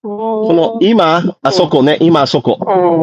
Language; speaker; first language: Japanese; non-native, learner; English